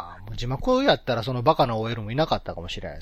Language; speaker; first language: Japanese; native; Japanese